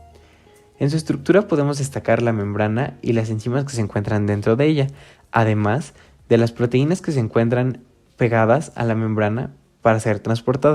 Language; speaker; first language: Spanish; native; Spanish